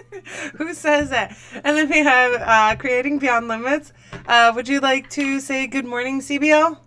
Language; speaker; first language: English; native; English